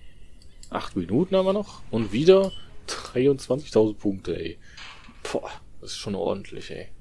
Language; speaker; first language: German; native; German